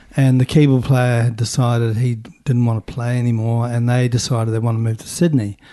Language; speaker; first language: English; native; English